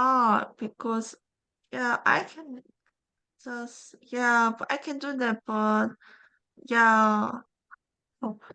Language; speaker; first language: English; non-native, learner; Korean